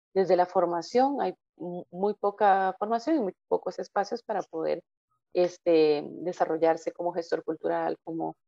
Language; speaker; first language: Spanish; native; Spanish